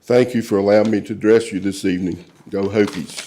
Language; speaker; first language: English; native; English